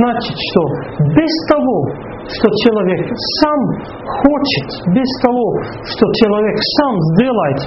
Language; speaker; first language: Russian; non-native, fluent; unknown